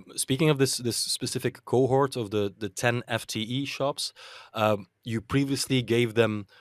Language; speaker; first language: English; non-native, fluent; Dutch